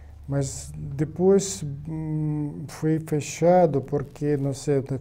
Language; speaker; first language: Portuguese; non-native, learner; Ukrainian